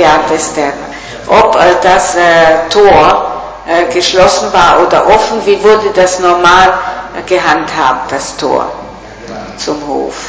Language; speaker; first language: German; non-native, fluent; Italian